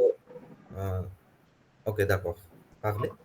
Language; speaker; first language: French; non-native, fluent; Hindi